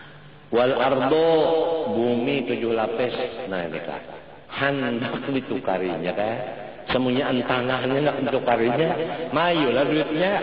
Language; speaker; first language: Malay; non-native, local second language; Banjar